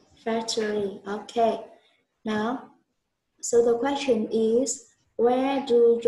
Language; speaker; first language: English; non-native, learner; Vietnamese